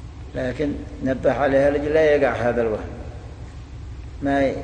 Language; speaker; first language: Arabic; native; Arabic